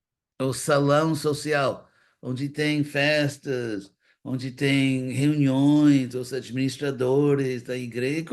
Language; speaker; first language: Portuguese; non-native, fluent; English